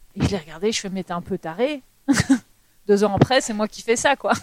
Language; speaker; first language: French; native; French